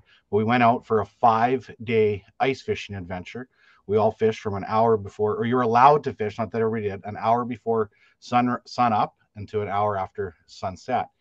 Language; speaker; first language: English; native; English